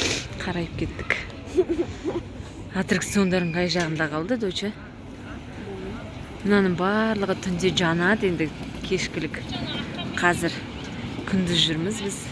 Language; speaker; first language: Kazakh; native; Kazakh